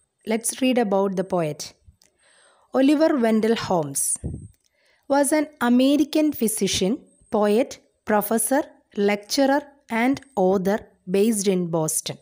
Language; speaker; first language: English; non-native, local second language; Malayalam